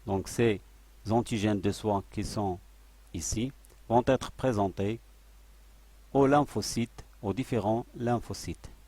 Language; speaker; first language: French; non-native, local second language; Arabic